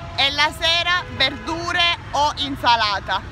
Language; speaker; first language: Italian; native; Italian